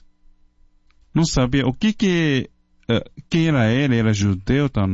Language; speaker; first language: Portuguese; non-native, fluent; Chinese